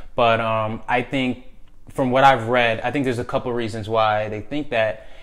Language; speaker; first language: English; native; English